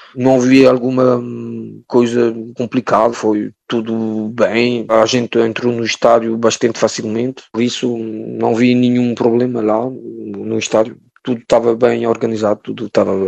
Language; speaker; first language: Portuguese; early bilingual, heritage; French